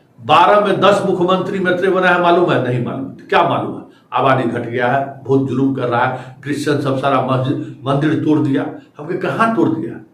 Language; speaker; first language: Hindi; native; Hindi